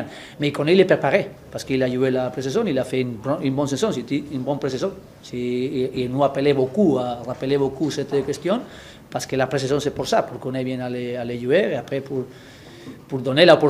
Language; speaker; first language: French; non-native, learner; Spanish